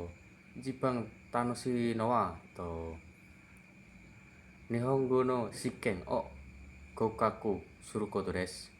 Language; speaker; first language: Japanese; non-native, learner; Indonesian